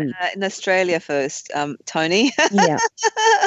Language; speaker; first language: English; native; English